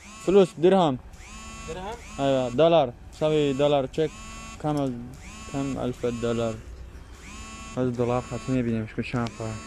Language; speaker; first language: Arabic; non-native, learner; Tajik